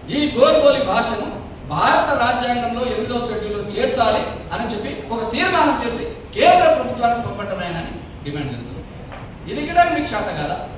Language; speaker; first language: Telugu; non-native, local second language; Lambadi